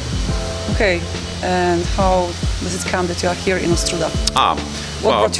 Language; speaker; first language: English; non-native, fluent; Polish